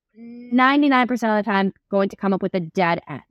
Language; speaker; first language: English; native; English